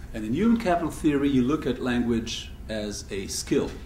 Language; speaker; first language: English; non-native, fluent; French